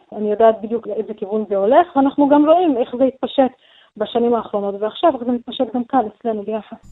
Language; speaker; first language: Hebrew; non-native, local second language; Arabic